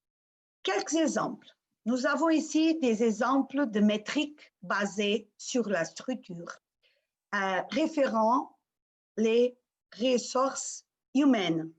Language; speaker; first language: French; non-native, fluent; Portuguese